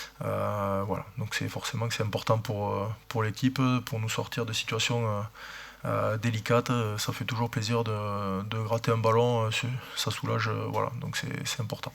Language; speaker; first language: French; native; French